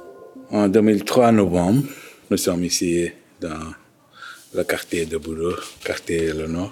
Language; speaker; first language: French; non-native, learner; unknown